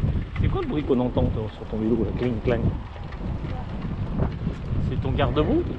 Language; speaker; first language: French; native; French